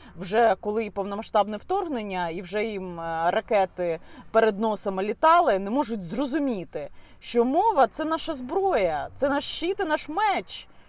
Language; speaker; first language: Ukrainian; non-native, local second language; Russian